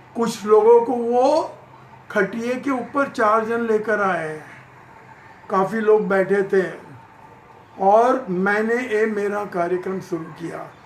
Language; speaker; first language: Hindi; non-native, local second language; Gujarati